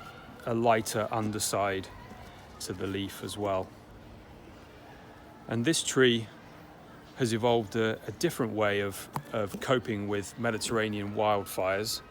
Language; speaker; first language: English; native; English